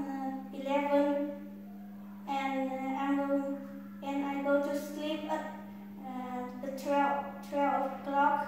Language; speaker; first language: English; non-native, learner; Vietnamese